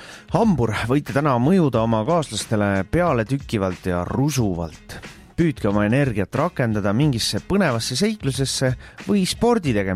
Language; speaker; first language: Estonian; native; Estonian